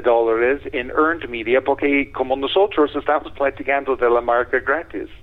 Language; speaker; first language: Spanish; non-native, fluent; English